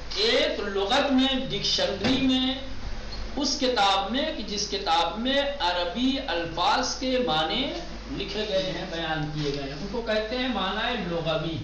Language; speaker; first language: Urdu; native; Urdu